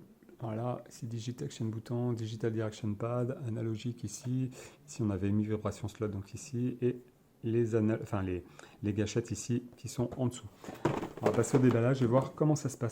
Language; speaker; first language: French; native; French